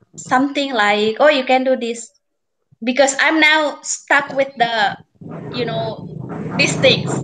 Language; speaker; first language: English; non-native, fluent; Indonesian